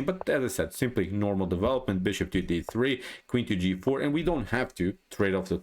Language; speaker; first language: English; non-native, fluent; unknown